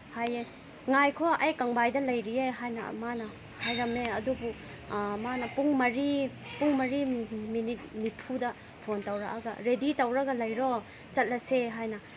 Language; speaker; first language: Manipuri; non-native, local second language; Rongmei Naga